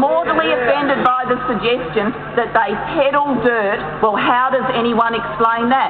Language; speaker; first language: English; native; English